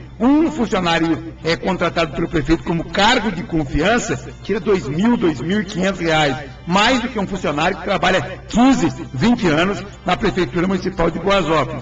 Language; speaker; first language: Portuguese; native; Portuguese